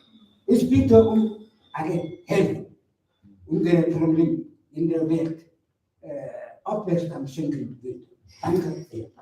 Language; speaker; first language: German; non-native, learner; Mongolian